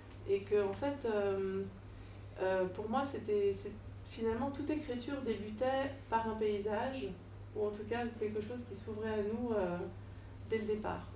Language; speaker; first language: French; native; French